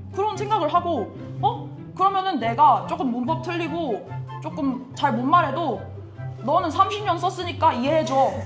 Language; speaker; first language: Korean; native; Korean